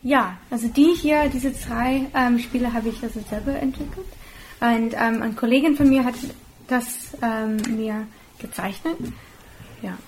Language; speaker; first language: German; non-native, fluent; English